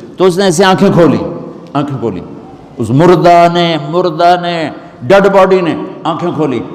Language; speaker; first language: Urdu; non-native, local second language; Punjabi